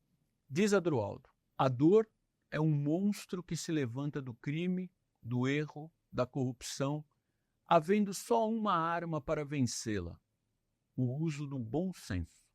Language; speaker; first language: Portuguese; native; Portuguese